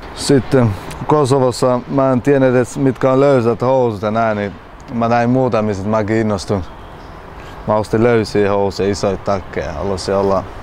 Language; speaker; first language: Finnish; early bilingual, other home language; Albanian